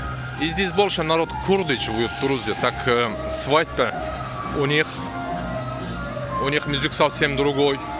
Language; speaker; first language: Russian; non-native, learner; Turkish